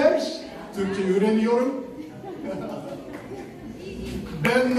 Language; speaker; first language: Turkish; non-native, learner; Japanese